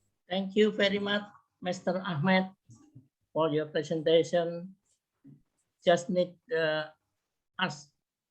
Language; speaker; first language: English; non-native, learner; Indonesian